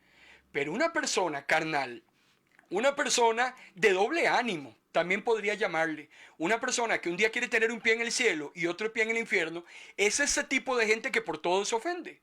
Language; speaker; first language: Spanish; native; Spanish